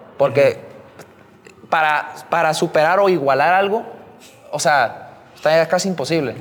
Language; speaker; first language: Spanish; native; Spanish